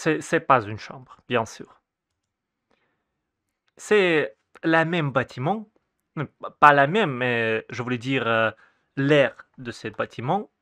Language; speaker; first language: French; non-native, fluent; Russian